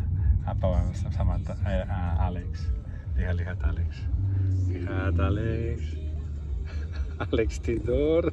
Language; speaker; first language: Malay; non-native, fluent; Catalan